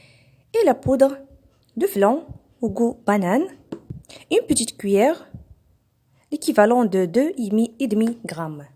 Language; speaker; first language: French; non-native, local second language; Arabic